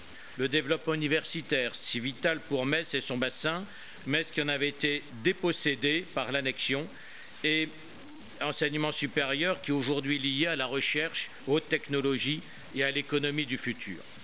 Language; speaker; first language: French; native; French